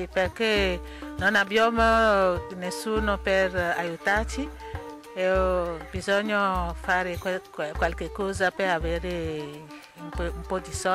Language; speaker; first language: Italian; non-native, fluent; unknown